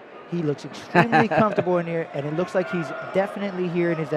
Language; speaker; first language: English; native; English